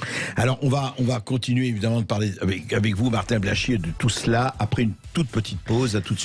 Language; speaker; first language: French; native; French